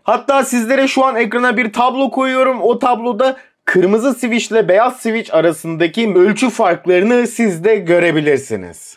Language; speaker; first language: Turkish; native; Turkish